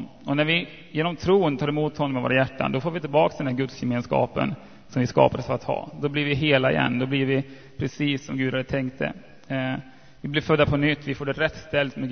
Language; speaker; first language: Swedish; native; Swedish